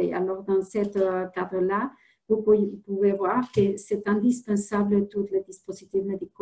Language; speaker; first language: French; non-native, fluent; Spanish